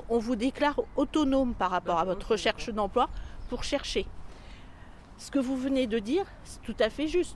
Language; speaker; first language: French; native; French